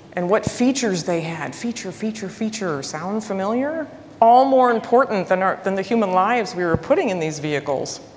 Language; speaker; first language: English; native; English